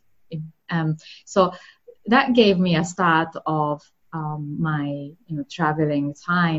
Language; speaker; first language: English; non-native, fluent; Japanese